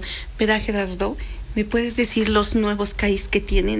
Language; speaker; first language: Spanish; native; Spanish